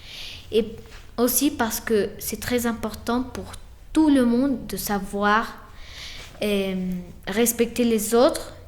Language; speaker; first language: French; non-native, fluent; Spanish